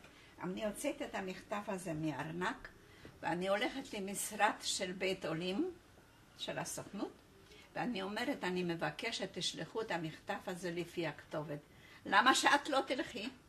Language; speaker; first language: Hebrew; non-native, fluent; Polish